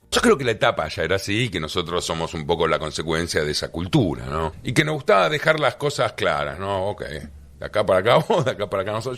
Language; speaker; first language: Spanish; native; Spanish